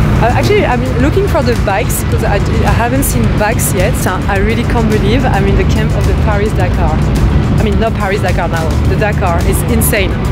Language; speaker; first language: English; non-native, fluent; French